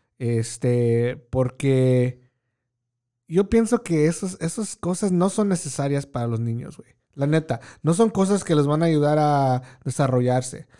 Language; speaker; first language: Spanish; early bilingual, heritage; Spanish